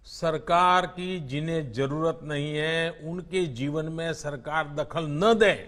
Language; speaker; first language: Hindi; non-native, local second language; Gujarati